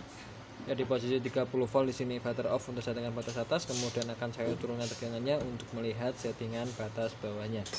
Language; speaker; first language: Indonesian; native; Indonesian